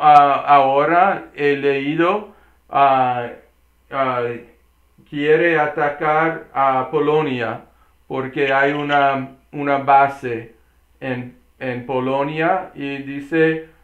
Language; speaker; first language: Spanish; non-native, learner; English